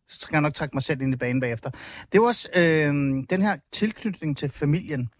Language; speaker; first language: Danish; early bilingual, other home language; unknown